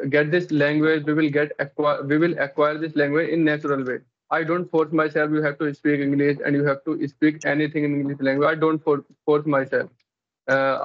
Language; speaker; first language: English; non-native, local second language; Hindi